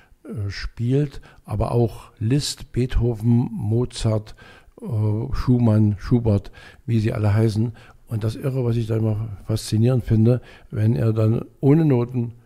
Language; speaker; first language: German; native; German